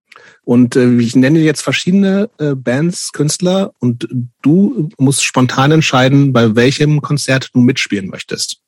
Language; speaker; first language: German; native; German